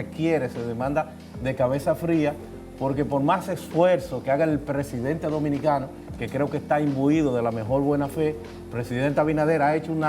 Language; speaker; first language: Spanish; native; Spanish